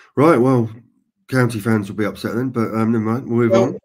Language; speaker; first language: English; native; English